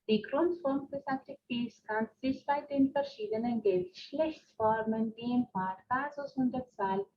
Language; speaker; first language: German; non-native, fluent; Spanish